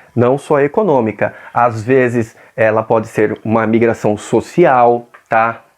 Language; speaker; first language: Portuguese; native; Portuguese